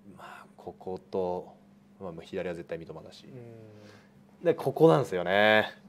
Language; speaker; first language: Japanese; native; Japanese